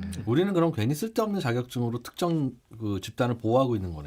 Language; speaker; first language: Korean; native; Korean